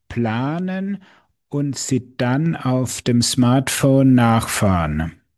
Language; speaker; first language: German; native; German